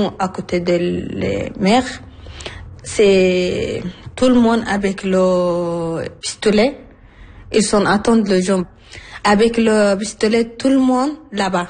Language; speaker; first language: French; non-native, learner; Arabic